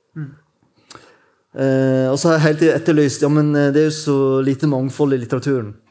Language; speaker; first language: Norwegian; native; Norwegian